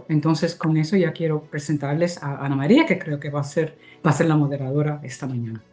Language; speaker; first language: Spanish; early bilingual, heritage; English